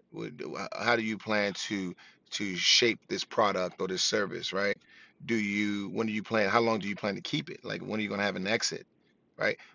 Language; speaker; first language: English; native; English